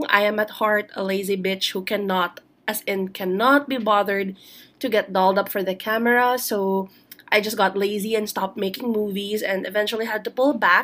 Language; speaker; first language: English; non-native, local second language; Filipino